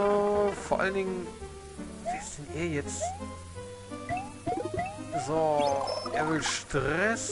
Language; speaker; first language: German; native; German